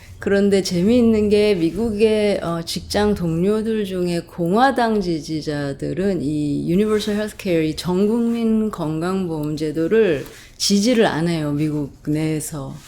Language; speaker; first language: Korean; non-native, fluent; English